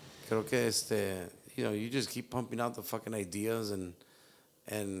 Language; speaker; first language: English; early bilingual, other home language; Spanish